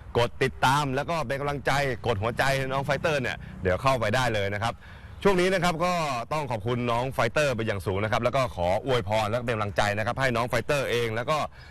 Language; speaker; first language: Thai; native; Thai